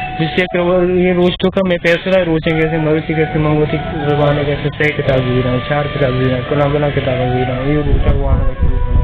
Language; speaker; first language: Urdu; non-native, local second language; Baluchi